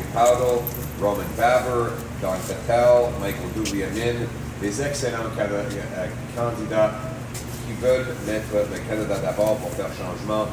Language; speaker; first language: French; non-native, local second language; English